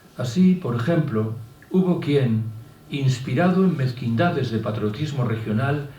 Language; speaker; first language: Spanish; native; Spanish